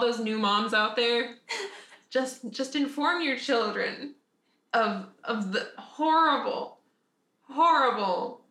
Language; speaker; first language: English; native; English